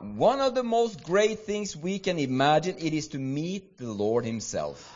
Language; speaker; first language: English; non-native, fluent; Swedish